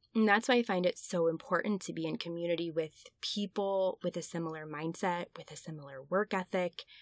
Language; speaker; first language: English; native; English